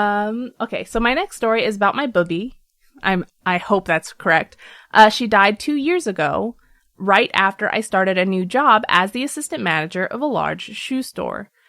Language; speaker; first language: English; native; English